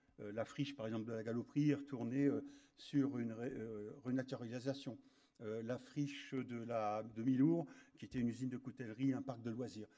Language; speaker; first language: French; native; French